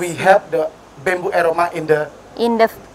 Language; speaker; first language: English; non-native, learner; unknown